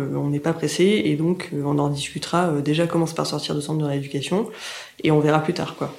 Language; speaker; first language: French; native; French